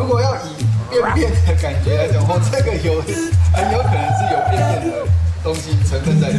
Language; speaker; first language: Chinese; native; Chinese